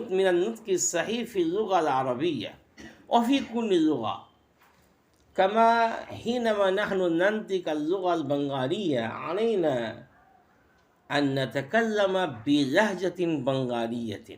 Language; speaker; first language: Arabic; non-native, fluent; Bangla